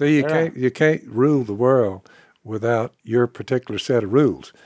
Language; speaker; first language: English; native; English